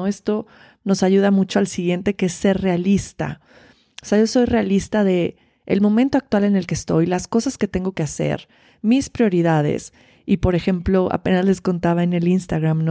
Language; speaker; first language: Spanish; native; Spanish